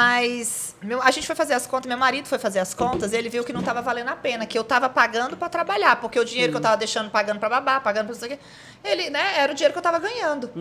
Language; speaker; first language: Portuguese; native; Portuguese